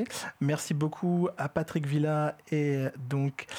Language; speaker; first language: French; native; French